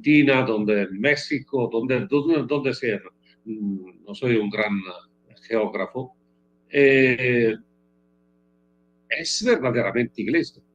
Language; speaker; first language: Spanish; non-native, fluent; Italian